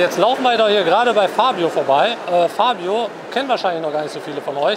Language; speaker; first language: German; native; German